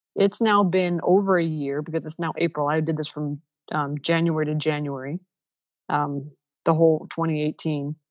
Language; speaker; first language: English; non-native, fluent; Ukrainian